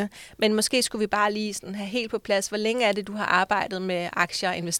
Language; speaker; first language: Danish; native; Danish